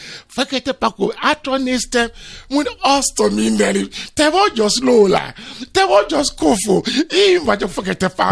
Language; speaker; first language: Hungarian; non-native, fluent; Yoruba